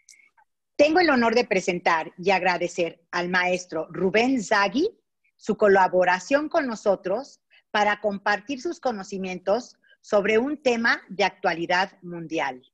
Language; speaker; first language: Spanish; native; Spanish